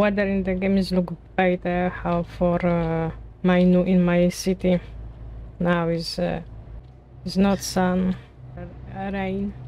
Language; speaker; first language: English; non-native, learner; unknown